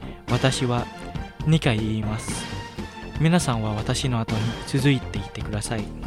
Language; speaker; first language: Japanese; non-native, fluent; Indonesian